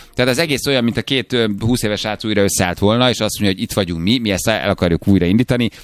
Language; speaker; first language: Hungarian; native; Hungarian